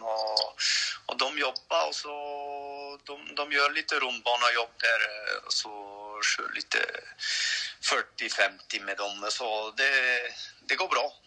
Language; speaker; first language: Swedish; non-native, learner; French